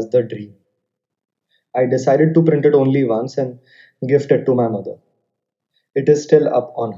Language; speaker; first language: English; non-native, local second language; Hindi